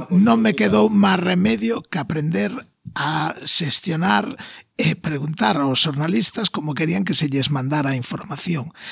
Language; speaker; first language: Galician; non-native, local second language; Spanish